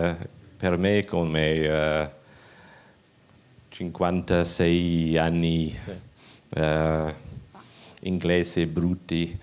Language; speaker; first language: Italian; non-native, learner; English